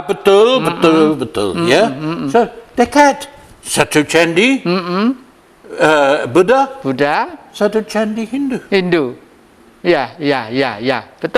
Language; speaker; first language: Indonesian; non-native, learner; English